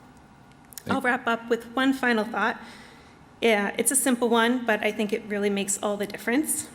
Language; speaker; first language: English; native; English